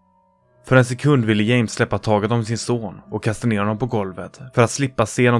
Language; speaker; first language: Swedish; native; Swedish